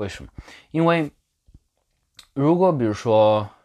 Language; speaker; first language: Chinese; non-native, fluent; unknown